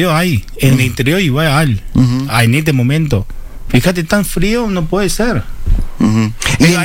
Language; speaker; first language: Spanish; non-native, learner; Chinese